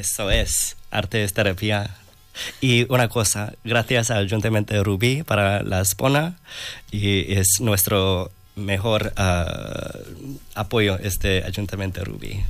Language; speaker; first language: Spanish; non-native, learner; English